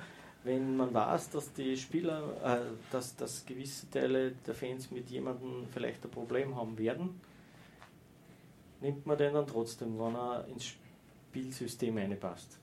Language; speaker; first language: German; native; German